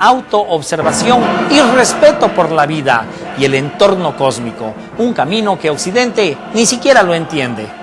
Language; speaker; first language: Spanish; native; Spanish